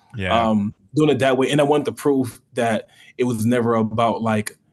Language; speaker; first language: English; native; English